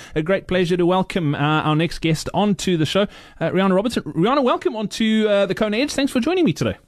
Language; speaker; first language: English; native; English